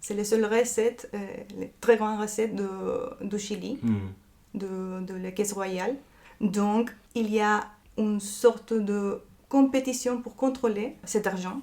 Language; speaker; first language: French; non-native, fluent; Spanish